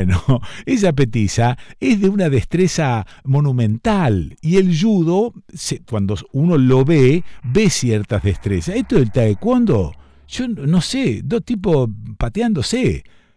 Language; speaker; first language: Spanish; native; Spanish